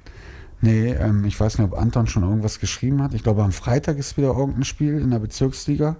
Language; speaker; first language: German; native; German